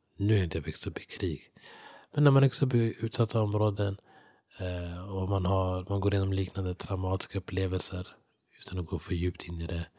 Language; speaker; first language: Swedish; early bilingual, other home language; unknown